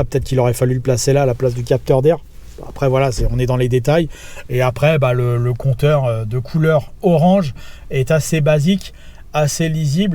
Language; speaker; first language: French; native; French